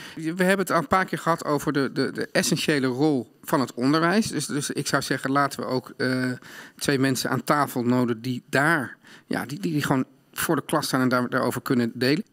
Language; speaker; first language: Dutch; native; Dutch